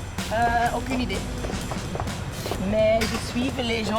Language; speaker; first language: French; non-native, local second language; Dutch